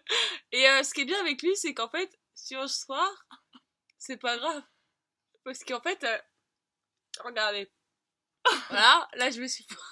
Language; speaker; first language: French; native; French